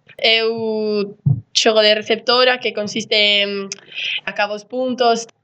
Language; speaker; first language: Galician; non-native, local second language; Spanish